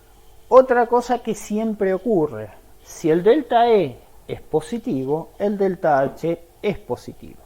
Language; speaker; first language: Spanish; native; Spanish